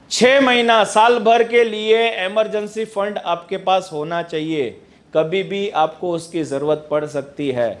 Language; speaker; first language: Hindi; non-native, local second language; Gujarati